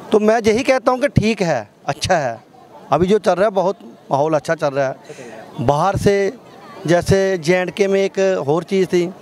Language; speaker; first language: Hindi; native; Hindi